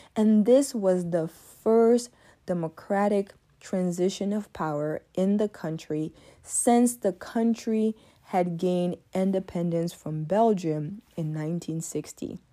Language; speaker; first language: English; early bilingual, other home language; French